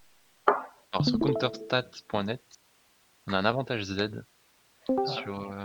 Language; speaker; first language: French; native; French